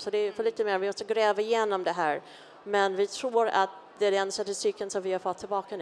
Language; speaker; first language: Swedish; non-native, fluent; English